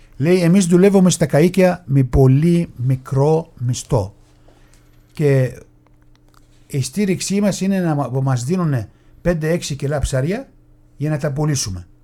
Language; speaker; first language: Greek; non-native, fluent; Arabic